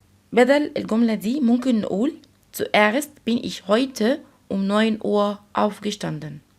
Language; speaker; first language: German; non-native, fluent; Arabic